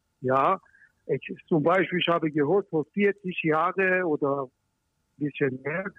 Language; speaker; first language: German; non-native, learner; Persian